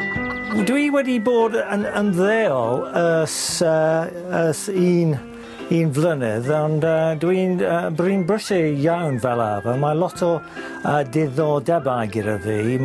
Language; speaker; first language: Welsh; non-native, learner; English